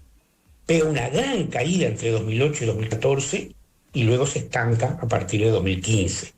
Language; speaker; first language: Spanish; native; Spanish